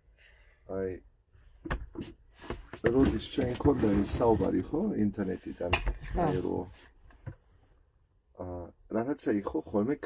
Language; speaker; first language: Georgian; non-native, learner; German